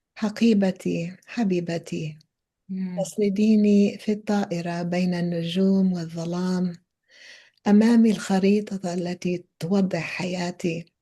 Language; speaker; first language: Arabic; early bilingual, other home language; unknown